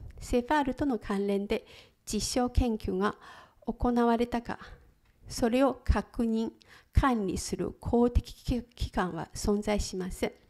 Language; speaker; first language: Japanese; non-native, fluent; Chinese